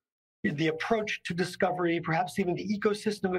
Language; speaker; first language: English; native; English